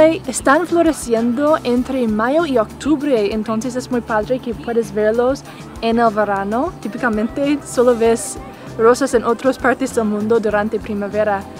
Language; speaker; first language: Spanish; non-native, fluent; English